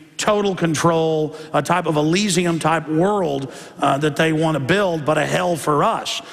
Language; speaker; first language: English; native; English